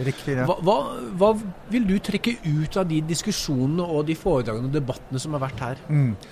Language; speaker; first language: Norwegian; native; Norwegian